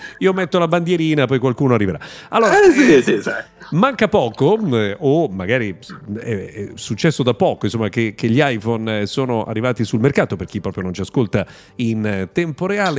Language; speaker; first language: Italian; native; Italian